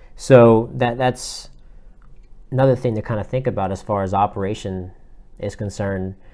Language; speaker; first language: English; native; English